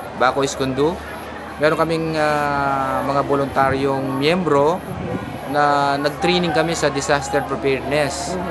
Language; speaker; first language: Filipino; non-native, local second language; Pampanga